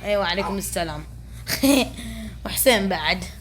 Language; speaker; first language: Arabic; native; Arabic